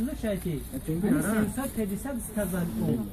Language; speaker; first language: Russian; non-native, learner; Tajik